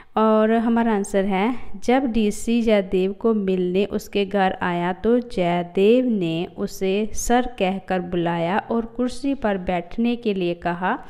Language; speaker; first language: Hindi; non-native, local second language; Punjabi